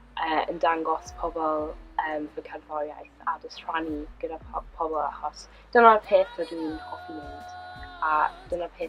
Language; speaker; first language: Welsh; non-native, local second language; English